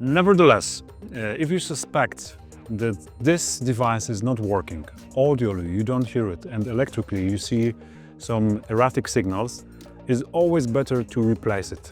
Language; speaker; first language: English; non-native, fluent; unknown